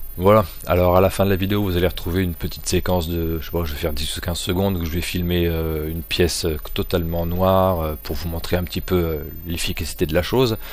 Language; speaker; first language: French; native; French